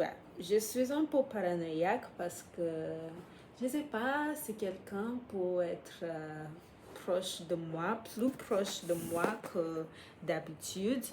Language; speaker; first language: French; non-native, fluent; English